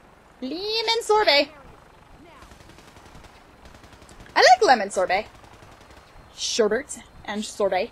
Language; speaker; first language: English; native; English